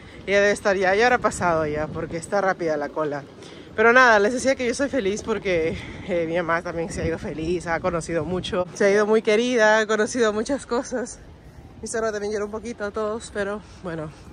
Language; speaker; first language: Spanish; native; Spanish